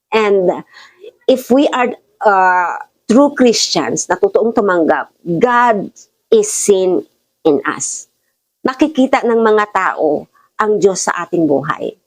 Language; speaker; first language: Filipino; non-native, local second language; Bikol